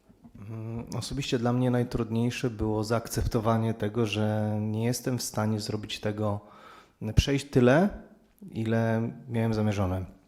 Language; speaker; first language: Polish; native; Polish